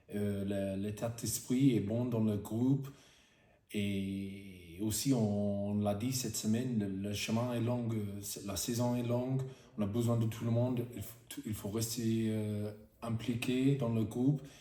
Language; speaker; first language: French; non-native, fluent; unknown